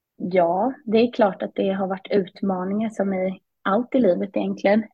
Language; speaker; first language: Swedish; native; Swedish